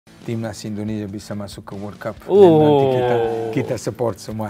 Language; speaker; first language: Indonesian; non-native, fluent; Serbian